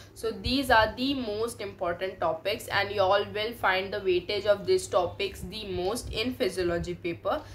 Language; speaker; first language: English; non-native, local second language; Hindi